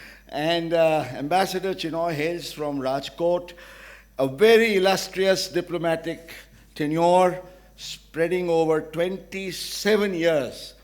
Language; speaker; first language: English; non-native, local second language; Gujarati